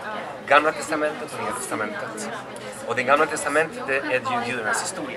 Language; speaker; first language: Swedish; non-native, fluent; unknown